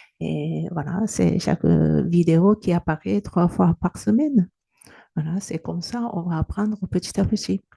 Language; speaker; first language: French; non-native, fluent; Japanese